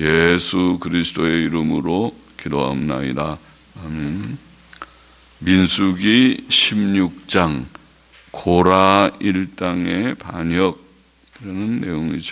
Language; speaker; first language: Korean; native; Korean